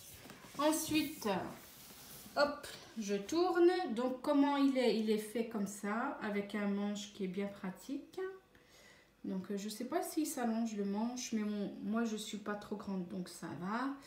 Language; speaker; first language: French; native; French